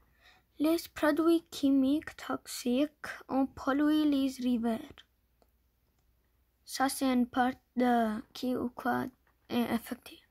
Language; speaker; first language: French; non-native, learner; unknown